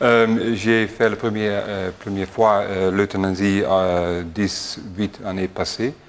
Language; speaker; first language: French; non-native, learner; Dutch